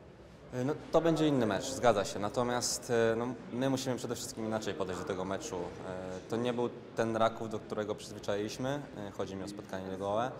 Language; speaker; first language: Polish; native; Polish